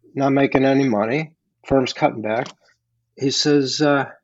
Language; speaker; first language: English; native; English